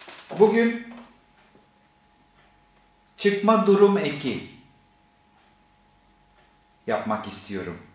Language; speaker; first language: Turkish; non-native, fluent; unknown